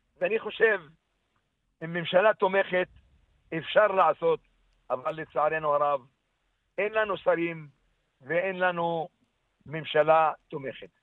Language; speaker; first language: Hebrew; non-native, local second language; Arabic